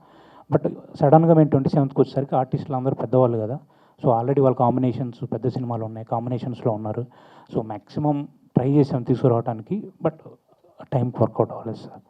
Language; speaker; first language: Telugu; native; Telugu